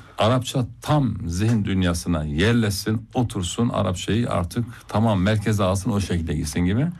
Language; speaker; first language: Turkish; non-native, local second language; Zaza